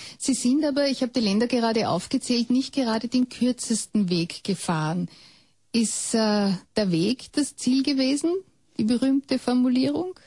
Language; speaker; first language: German; native; German